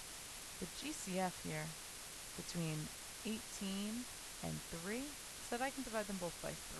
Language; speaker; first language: English; native; English